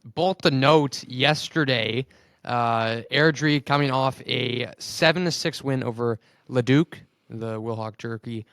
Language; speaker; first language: English; native; English